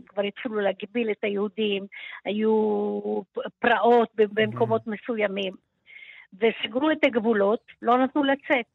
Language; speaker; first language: Hebrew; early bilingual, other home language; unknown